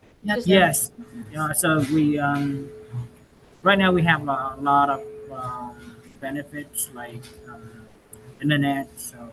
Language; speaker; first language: English; non-native, learner; Vietnamese